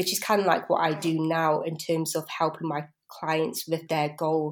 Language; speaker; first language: English; native; English